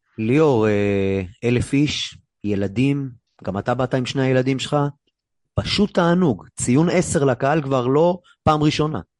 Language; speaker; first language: Hebrew; native; Hebrew